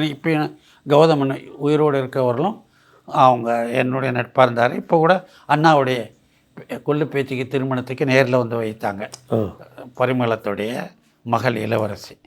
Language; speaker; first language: Tamil; native; Tamil